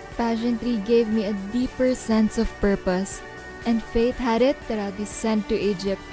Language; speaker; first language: English; non-native, local second language; Pampanga